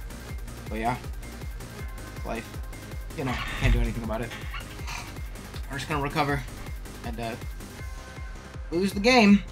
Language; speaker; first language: English; native; English